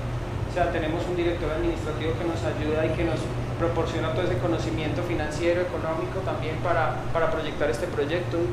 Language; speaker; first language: Spanish; native; Spanish